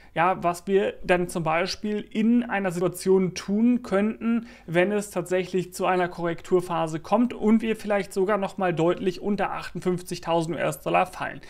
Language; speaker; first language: German; native; German